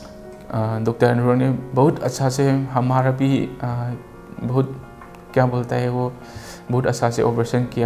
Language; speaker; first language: Hindi; non-native, local second language; Manipuri